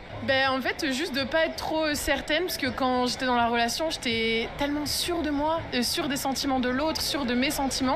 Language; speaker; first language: French; native; French